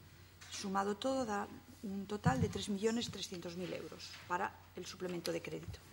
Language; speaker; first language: Spanish; native; Spanish